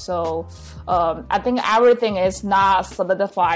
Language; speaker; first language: English; non-native, fluent; Chinese